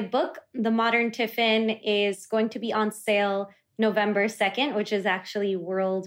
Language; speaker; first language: English; early bilingual, other home language; Kannada